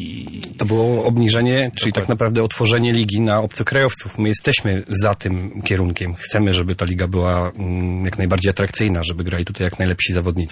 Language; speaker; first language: Polish; native; Polish